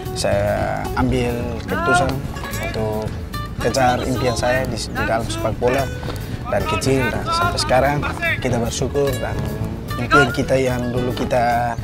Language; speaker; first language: Indonesian; non-native, learner; Tetum